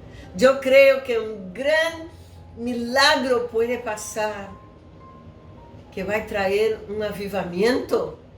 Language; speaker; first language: Spanish; non-native, fluent; Portuguese